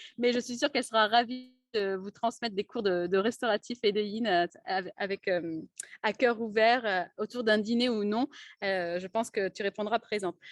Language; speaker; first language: French; native; French